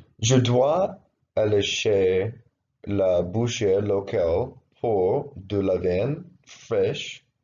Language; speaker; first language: French; non-native, learner; English